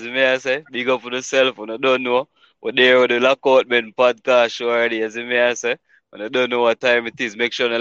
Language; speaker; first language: English; non-native, local second language; Jamaican Creole English